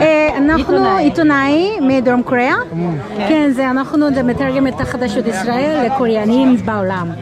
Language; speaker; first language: Hebrew; non-native, learner; Korean